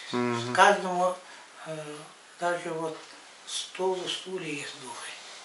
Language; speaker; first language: Russian; non-native, local second language; Yakut